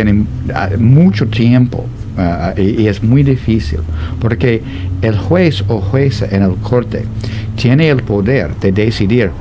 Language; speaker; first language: Spanish; non-native, fluent; English